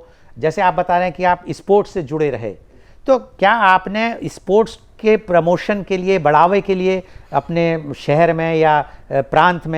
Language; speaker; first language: Hindi; native; Hindi